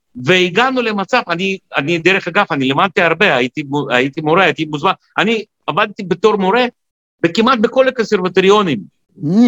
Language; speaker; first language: Hebrew; non-native, fluent; Russian